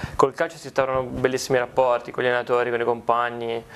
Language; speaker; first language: Italian; native; Italian